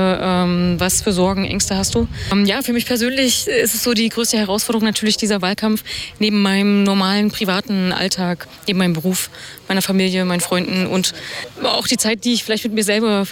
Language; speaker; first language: German; native; German